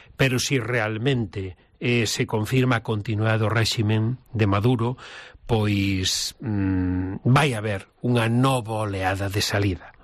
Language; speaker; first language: Galician; native; Galician